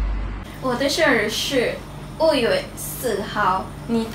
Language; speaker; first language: Chinese; non-native, learner; Malay